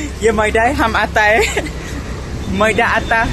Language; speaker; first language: Hindi; non-native, local second language; Khasi